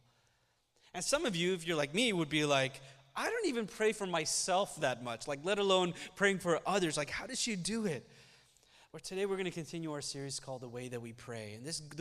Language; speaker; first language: English; native; English